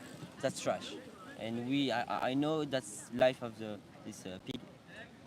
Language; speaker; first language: English; non-native, learner; French